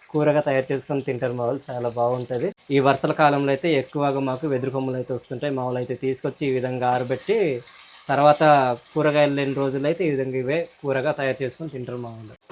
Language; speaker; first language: Telugu; non-native, local second language; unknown